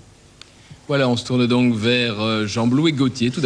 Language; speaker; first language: French; native; French